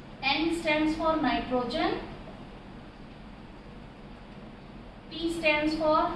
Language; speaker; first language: Hindi; native; Hindi